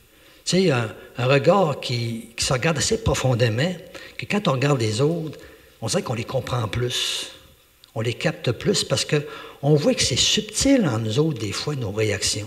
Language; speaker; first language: French; native; French